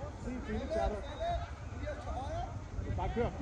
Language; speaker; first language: Danish; native; Danish